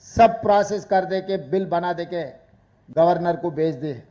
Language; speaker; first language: Hindi; non-native, local second language; Telugu